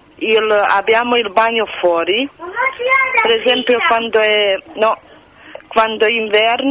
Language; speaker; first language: Italian; non-native, fluent; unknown